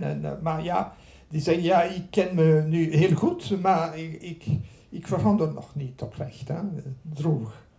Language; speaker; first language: Dutch; non-native, local second language; French